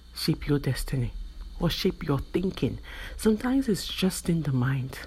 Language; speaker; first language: English; non-native, local second language; Yoruba